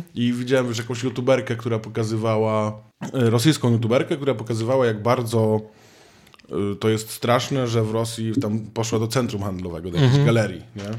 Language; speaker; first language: Polish; native; Polish